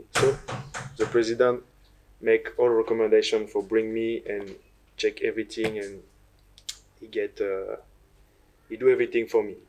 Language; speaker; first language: English; non-native, learner; French